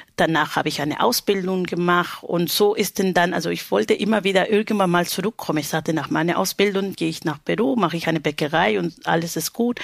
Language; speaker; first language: German; non-native, fluent; Spanish